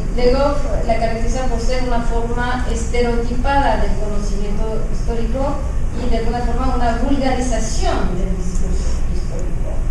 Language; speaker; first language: Spanish; non-native, fluent; French